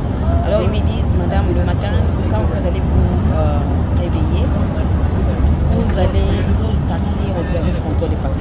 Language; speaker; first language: French; non-native, local second language; Lingala